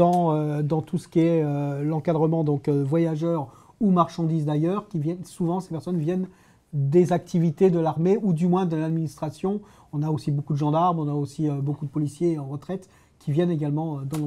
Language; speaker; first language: French; native; French